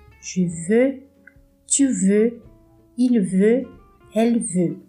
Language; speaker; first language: French; non-native, fluent; Portuguese